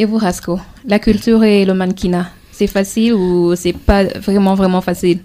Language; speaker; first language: French; non-native, local second language; Rundi